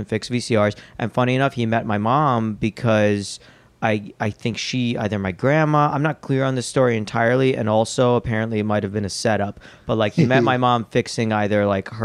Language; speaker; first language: English; early bilingual, other home language; Russian